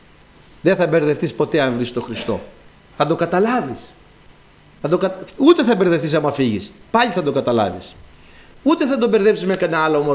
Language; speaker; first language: Greek; native; Greek